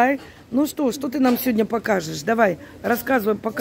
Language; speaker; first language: Russian; native; Russian